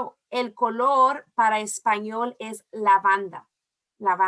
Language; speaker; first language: Spanish; early bilingual, heritage; Spanish